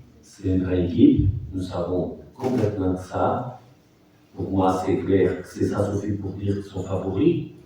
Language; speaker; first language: French; non-native, fluent; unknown